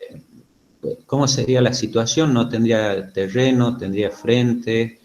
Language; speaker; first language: Spanish; native; Spanish